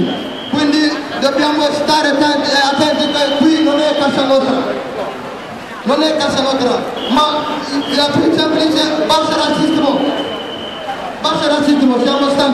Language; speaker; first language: Italian; non-native, learner; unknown